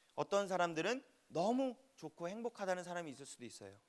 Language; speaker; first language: Korean; native; Korean